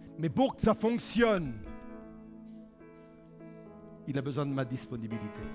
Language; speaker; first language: French; native; French